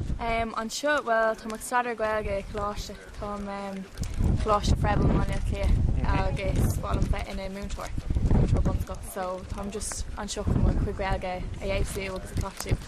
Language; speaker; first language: Irish; non-native, local second language; English